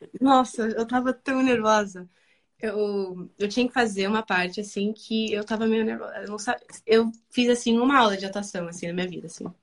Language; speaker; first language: Portuguese; early bilingual, other home language; Spanish